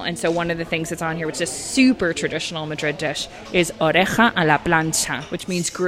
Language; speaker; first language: English; native; English